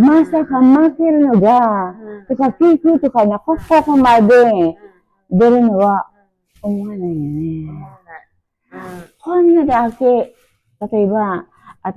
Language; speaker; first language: Japanese; non-native, learner; Filipino